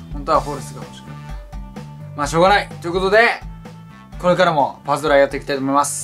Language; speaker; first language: Japanese; native; Japanese